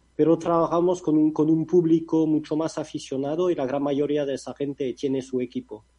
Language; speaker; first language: Spanish; non-native, fluent; French